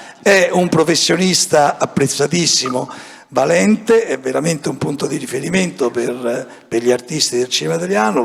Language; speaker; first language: Italian; native; Italian